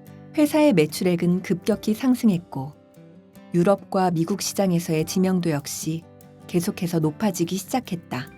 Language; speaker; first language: Korean; native; Korean